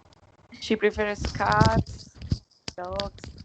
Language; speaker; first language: English; non-native, learner; Spanish